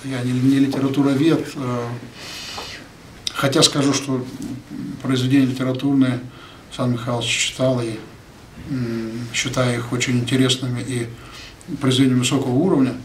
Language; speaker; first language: Russian; native; Russian